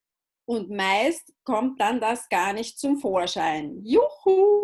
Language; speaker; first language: German; native; German